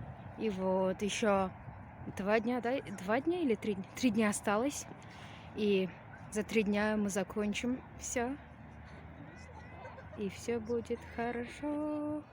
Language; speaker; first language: Russian; non-native, local second language; Kyrgyz